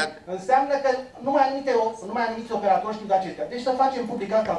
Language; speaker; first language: Romanian; native; Romanian